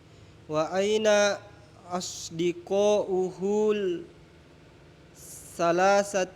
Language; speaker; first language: Arabic; non-native, learner; Indonesian